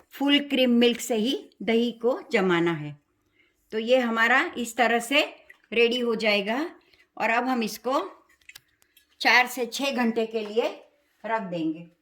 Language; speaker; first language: Hindi; non-native, local second language; Gujarati